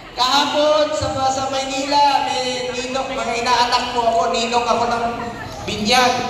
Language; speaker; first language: Filipino; non-native, local second language; Cebuano